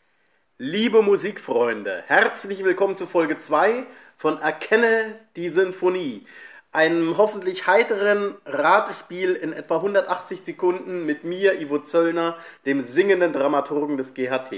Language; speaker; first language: German; native; German